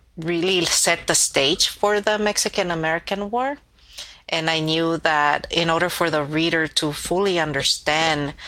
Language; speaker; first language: English; early bilingual, other home language; Spanish